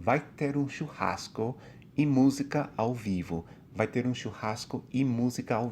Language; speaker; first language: Portuguese; non-native, fluent; English